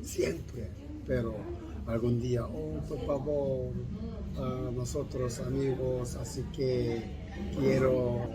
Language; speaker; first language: Spanish; non-native, learner; Korean